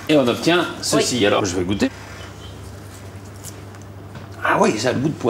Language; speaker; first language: French; native; French